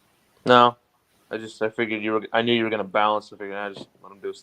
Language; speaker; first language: English; native; English